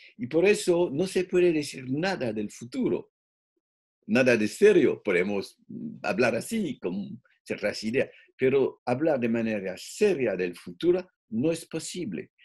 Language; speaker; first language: Spanish; non-native, fluent; French